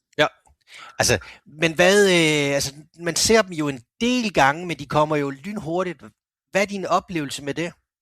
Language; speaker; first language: Danish; native; Danish